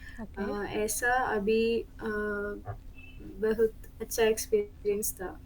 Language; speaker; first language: Hindi; non-native, local second language; Malayalam